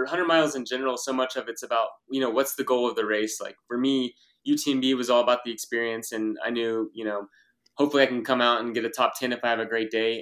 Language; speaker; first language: English; native; English